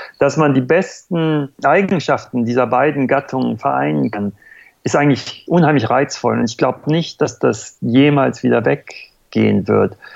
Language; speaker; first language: German; native; German